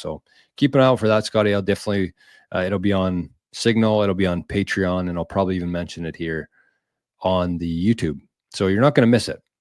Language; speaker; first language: English; native; English